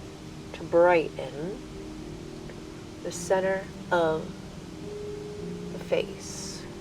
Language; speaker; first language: English; native; English